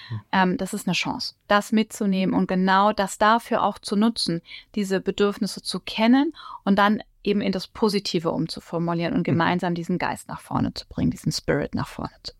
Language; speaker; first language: German; native; German